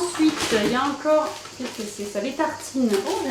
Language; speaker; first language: French; native; French